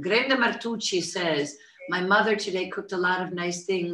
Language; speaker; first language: English; native; English